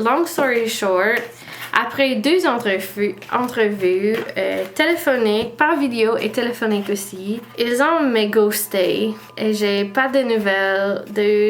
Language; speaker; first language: French; non-native, learner; English